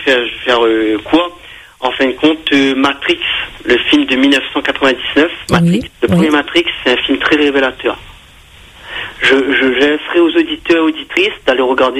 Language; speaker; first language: French; native; French